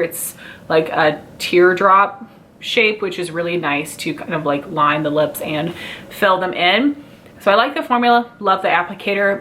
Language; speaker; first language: English; native; English